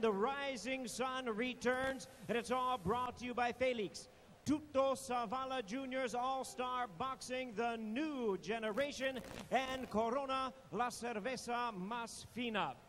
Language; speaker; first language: English; native; English